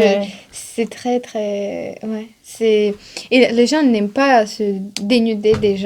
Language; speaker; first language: French; non-native, fluent; Bulgarian